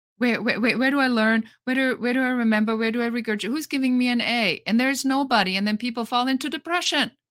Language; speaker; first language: English; non-native, fluent; German